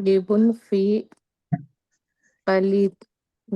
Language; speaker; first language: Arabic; non-native, learner; Malayalam